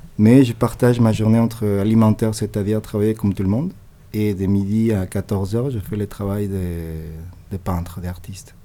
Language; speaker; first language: French; non-native, fluent; Spanish